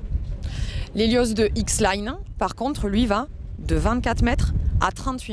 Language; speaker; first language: French; native; French